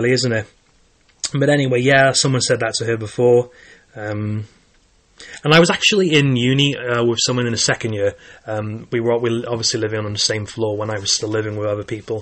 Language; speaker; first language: English; native; English